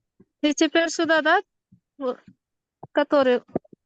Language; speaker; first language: Russian; non-native, local second language; Kyrgyz